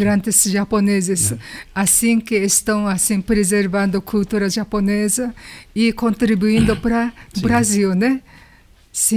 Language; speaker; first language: Portuguese; non-native, learner; Japanese